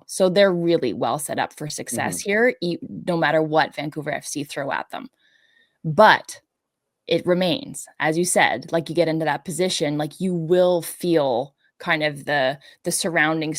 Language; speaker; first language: English; native; English